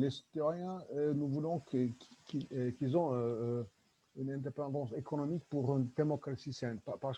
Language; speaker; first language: French; non-native, learner; Turkish